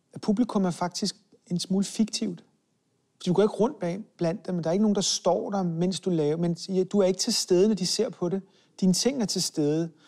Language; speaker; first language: Danish; early bilingual, other home language; Hebrew